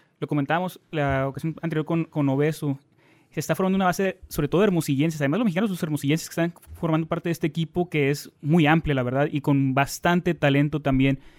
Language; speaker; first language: Spanish; native; Spanish